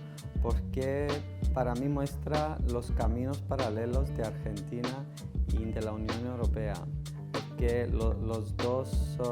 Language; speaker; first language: Spanish; non-native, fluent; Greek